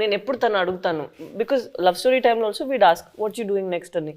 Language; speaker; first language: Telugu; non-native, local second language; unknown